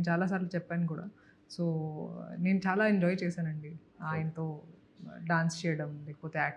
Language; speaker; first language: Telugu; non-native, local second language; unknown